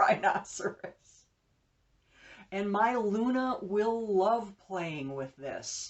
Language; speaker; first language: English; native; English